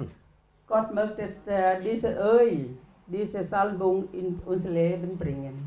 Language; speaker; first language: German; non-native, learner; Thai